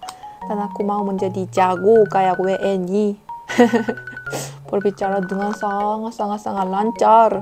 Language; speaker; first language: Indonesian; non-native, fluent; Korean